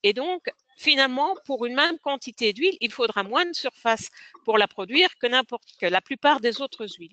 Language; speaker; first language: French; native; French